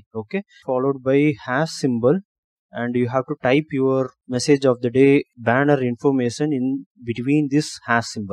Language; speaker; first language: English; non-native, local second language; Tamil